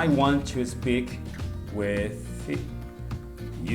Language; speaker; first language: English; non-native, learner; Portuguese